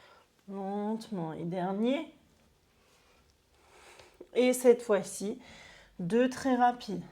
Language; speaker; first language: French; native; French